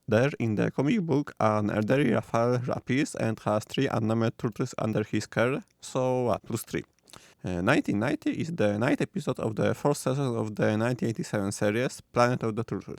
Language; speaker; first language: English; non-native, fluent; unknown